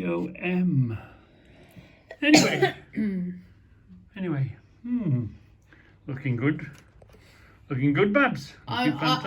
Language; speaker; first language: English; native; English